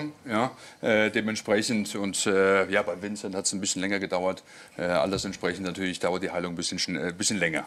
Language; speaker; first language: German; native; German